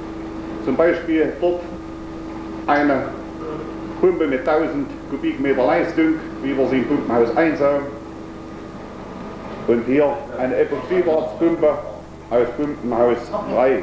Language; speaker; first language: German; native; German